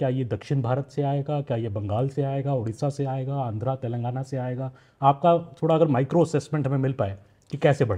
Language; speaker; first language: Hindi; native; Hindi